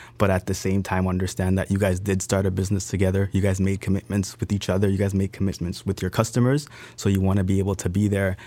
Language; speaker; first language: English; native; English